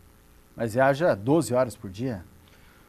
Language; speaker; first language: Portuguese; native; Portuguese